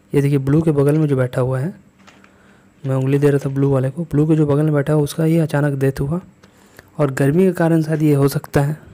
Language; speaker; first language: Hindi; native; Hindi